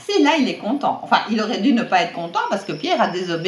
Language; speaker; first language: French; native; French